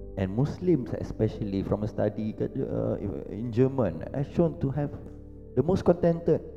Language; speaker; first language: English; non-native, local second language; Malay